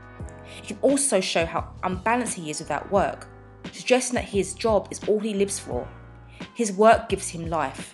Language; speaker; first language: English; native; English